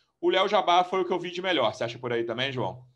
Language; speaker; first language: Portuguese; native; Portuguese